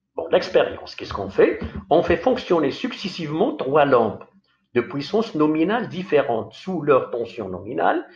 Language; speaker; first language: French; non-native, local second language; Arabic